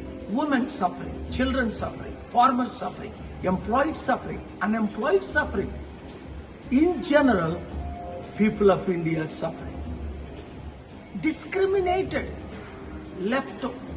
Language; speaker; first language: English; non-native, local second language; Telugu